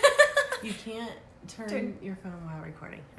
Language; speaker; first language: English; native; English